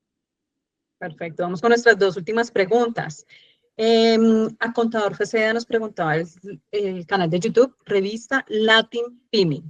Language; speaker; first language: Spanish; native; Spanish